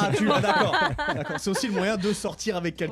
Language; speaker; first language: French; native; French